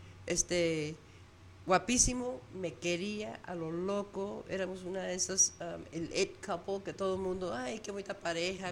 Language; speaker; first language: Spanish; early bilingual, heritage; Spanish